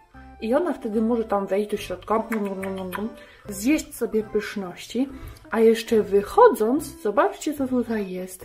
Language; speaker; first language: Polish; native; Polish